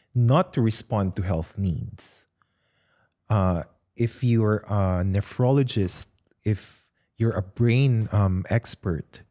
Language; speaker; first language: English; non-native, local second language; Filipino